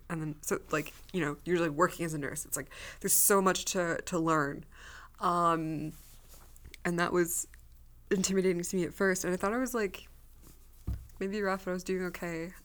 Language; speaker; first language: English; native; English